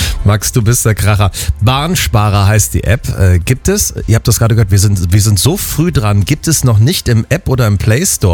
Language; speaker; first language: German; native; German